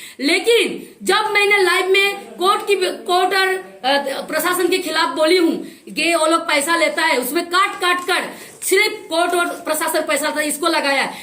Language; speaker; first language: Hindi; native; Hindi